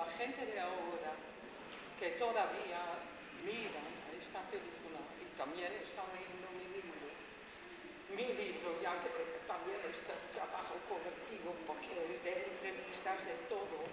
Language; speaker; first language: Spanish; non-native, fluent; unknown